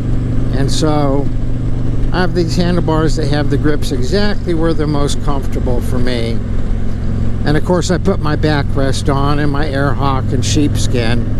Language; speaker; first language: English; native; English